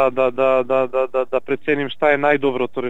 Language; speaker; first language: Bulgarian; non-native, learner; Serbian